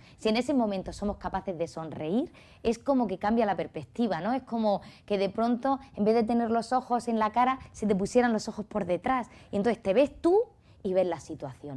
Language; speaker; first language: Spanish; native; Spanish